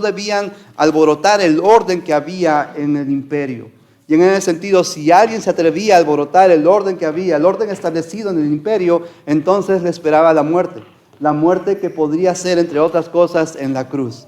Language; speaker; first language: Spanish; native; Spanish